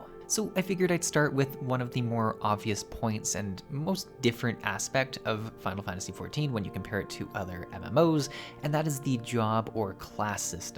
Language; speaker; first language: English; native; English